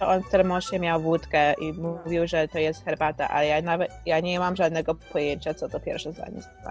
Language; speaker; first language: Polish; early bilingual, heritage; Polish